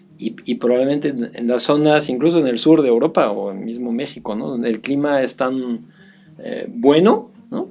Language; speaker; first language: Spanish; non-native, fluent; French